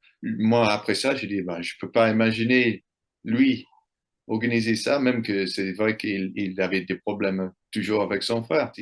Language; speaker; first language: French; non-native, fluent; English